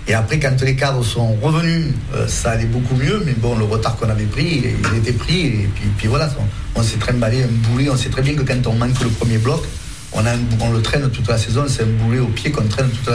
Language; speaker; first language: French; native; French